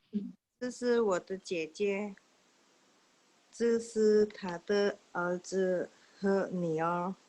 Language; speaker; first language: Chinese; early bilingual, heritage; Chinese